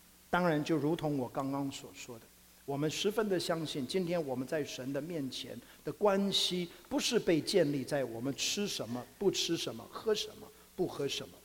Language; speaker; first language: Chinese; non-native, fluent; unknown